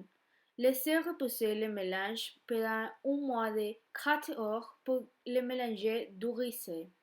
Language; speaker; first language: French; non-native, learner; Spanish